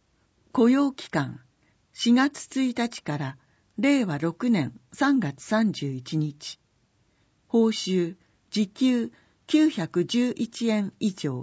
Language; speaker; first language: Japanese; native; Japanese